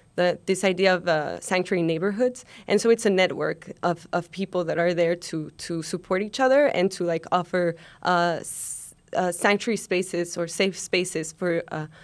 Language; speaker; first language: English; non-native, fluent; Spanish